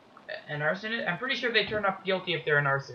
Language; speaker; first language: English; native; English